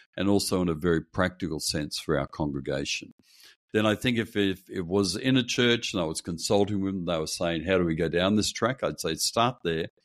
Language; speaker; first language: English; native; English